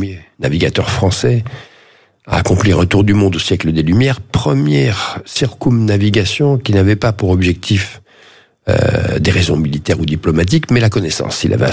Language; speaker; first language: French; native; French